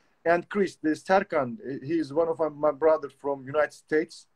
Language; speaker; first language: English; non-native, learner; Turkish